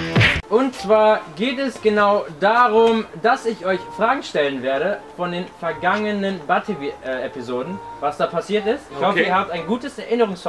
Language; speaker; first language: German; native; German